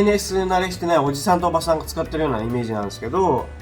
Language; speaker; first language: Japanese; native; Japanese